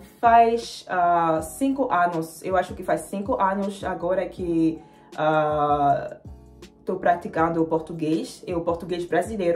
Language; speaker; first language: Portuguese; non-native, learner; French